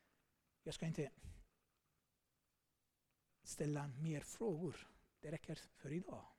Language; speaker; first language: Swedish; non-native, fluent; Armenian